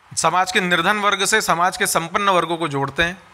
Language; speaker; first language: Hindi; native; Hindi